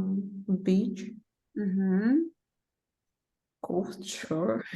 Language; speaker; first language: English; non-native, learner; Russian